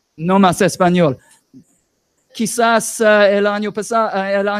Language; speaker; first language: Spanish; non-native, learner; English